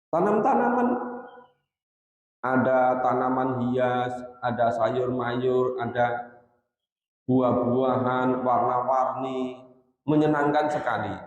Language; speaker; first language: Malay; non-native, local second language; Javanese